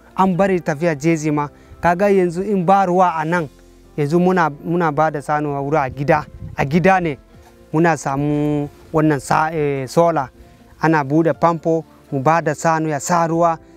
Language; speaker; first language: Hausa; non-native, local second language; Fula